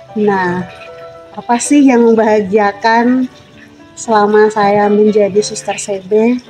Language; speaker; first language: Indonesian; native; Indonesian